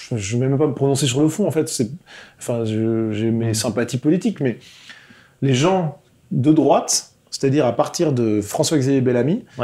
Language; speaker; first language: French; native; French